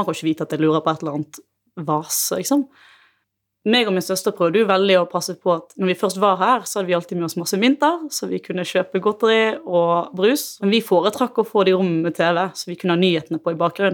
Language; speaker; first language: Norwegian; native; Norwegian